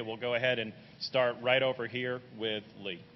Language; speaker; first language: English; native; English